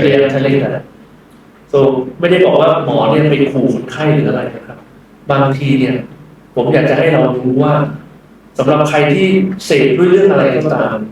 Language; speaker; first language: Thai; native; Thai